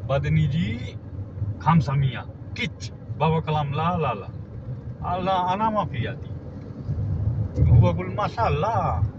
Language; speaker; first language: Arabic; non-native, learner; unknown